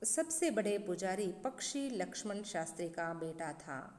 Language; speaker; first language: Hindi; non-native, local second language; Kannada